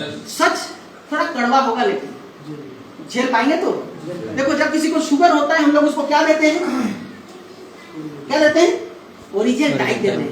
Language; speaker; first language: Hindi; non-native, local second language; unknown